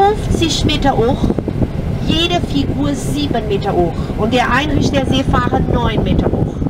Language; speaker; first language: German; non-native, fluent; Portuguese